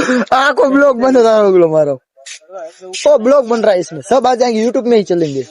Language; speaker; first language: Hindi; non-native, local second language; Gujarati